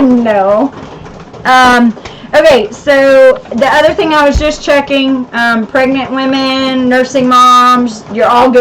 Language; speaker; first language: English; native; English